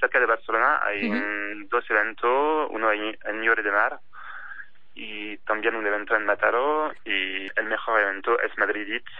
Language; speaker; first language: Spanish; non-native, fluent; French